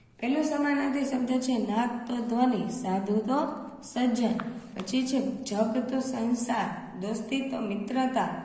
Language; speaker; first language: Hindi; non-native, local second language; Gujarati